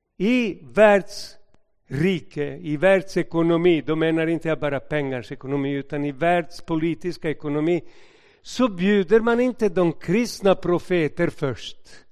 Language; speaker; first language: Swedish; non-native, fluent; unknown